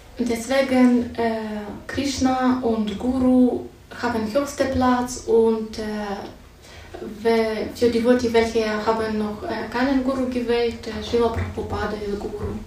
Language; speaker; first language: German; non-native, fluent; Russian